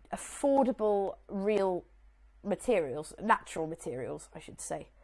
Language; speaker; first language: English; native; English